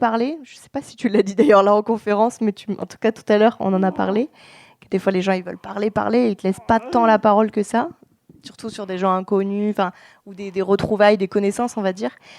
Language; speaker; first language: French; native; French